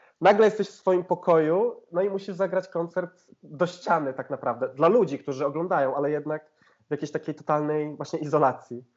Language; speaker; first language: Polish; native; Polish